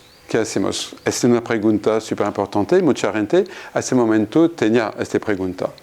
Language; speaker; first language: Spanish; non-native, fluent; French